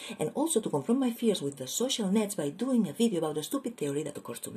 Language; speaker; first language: English; non-native, fluent; Catalan